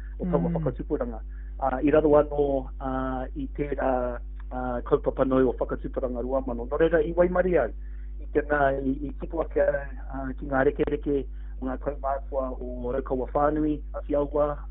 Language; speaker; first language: Māori; non-native, local second language; English